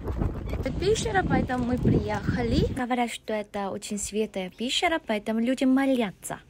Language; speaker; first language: Russian; non-native, learner; Korean